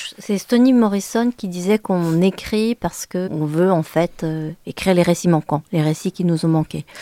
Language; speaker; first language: French; early bilingual, other home language; Vietnamese